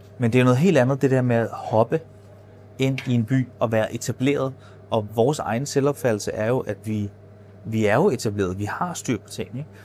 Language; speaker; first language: Danish; native; Danish